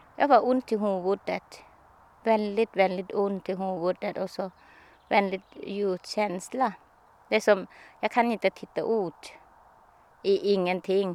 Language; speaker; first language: Swedish; non-native, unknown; Thai